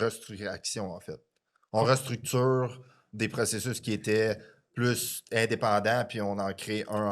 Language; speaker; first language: French; native; French